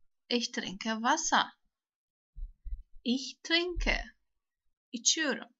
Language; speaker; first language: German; non-native, fluent; Turkish